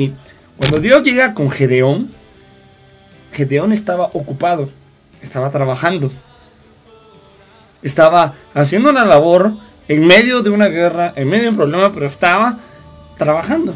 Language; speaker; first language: Spanish; native; Spanish